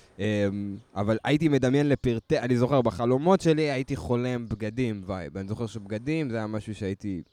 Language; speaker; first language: Hebrew; early bilingual, other home language; Amharic